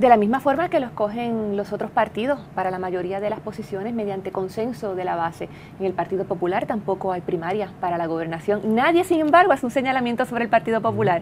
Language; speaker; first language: Spanish; native; Spanish